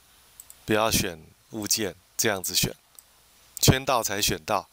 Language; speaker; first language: Chinese; native; Chinese